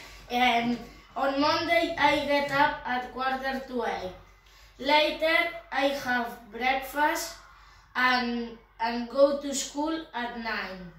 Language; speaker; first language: English; non-native, learner; Catalan